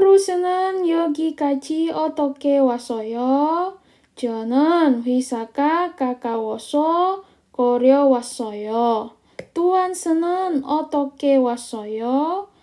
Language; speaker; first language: Korean; non-native, fluent; Indonesian